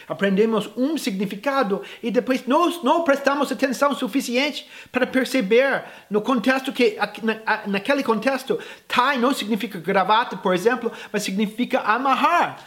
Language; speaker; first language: Portuguese; non-native, fluent; English